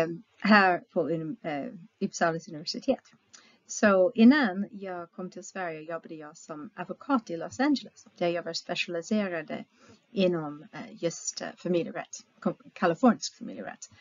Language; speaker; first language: Swedish; non-native, fluent; English